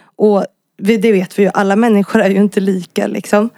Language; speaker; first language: Swedish; native; Swedish